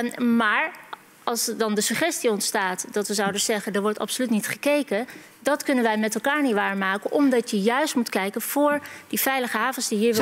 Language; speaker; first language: Dutch; early bilingual, other home language; Turkish